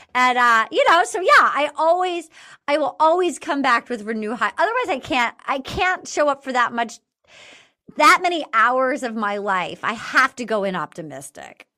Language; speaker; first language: English; native; English